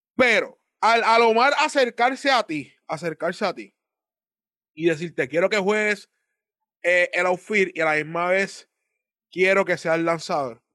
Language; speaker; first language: Spanish; native; Spanish